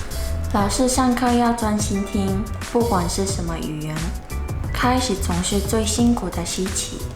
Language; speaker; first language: Chinese; non-native, fluent; Mongolian